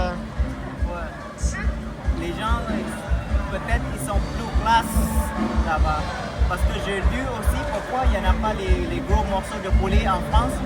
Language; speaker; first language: French; non-native, fluent; Thai